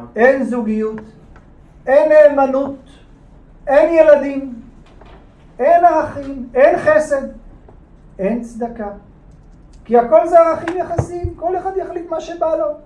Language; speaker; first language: Hebrew; native; Hebrew